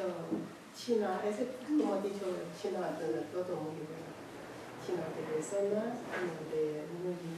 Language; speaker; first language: Spanish; non-native, learner; Chinese